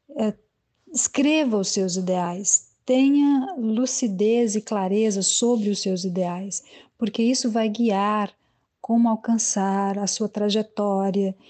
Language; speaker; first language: Portuguese; native; Portuguese